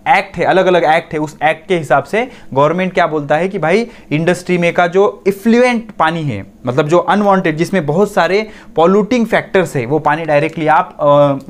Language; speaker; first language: Hindi; non-native, local second language; Marathi